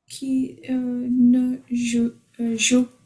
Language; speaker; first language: French; non-native, learner; Hindi